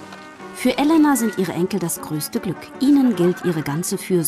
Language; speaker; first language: German; native; German